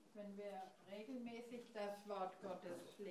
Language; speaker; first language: German; non-native, fluent; English